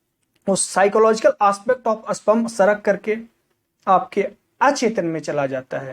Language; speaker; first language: Hindi; native; Hindi